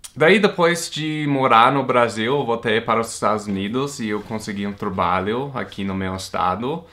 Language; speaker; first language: Portuguese; non-native, fluent; English